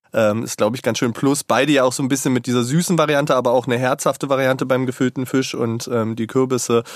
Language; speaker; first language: German; native; German